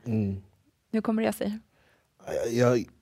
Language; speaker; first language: Swedish; native; Swedish